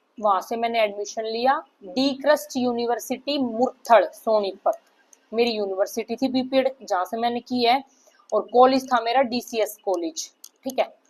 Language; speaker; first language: Hindi; native; Hindi